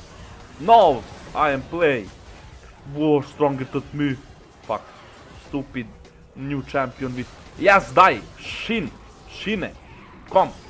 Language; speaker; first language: English; non-native, learner; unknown